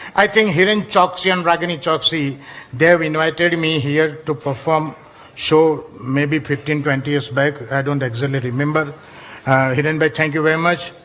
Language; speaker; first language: English; non-native, local second language; Gujarati